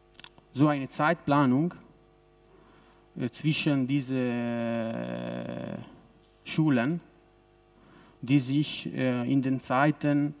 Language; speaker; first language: German; non-native, local second language; Italian